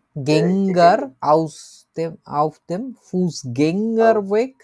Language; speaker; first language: German; non-native, fluent; Bangla